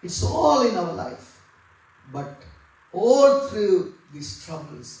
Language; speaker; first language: English; non-native, local second language; Tamil